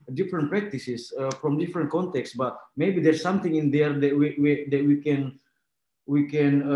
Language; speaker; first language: English; non-native, fluent; Indonesian